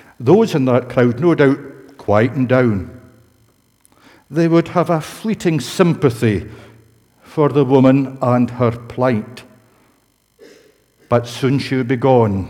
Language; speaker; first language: English; native; English